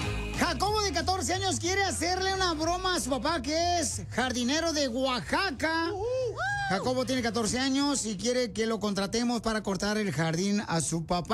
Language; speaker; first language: Spanish; native; Spanish